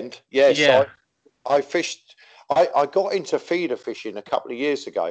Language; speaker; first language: English; native; English